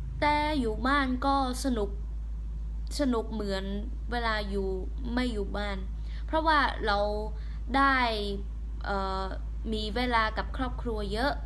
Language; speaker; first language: Thai; non-native, learner; Khmer